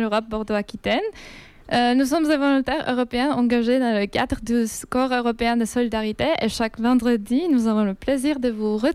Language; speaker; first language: French; non-native, fluent; Georgian